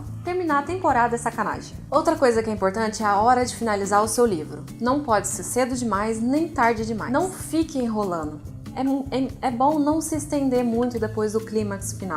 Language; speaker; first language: Portuguese; native; Portuguese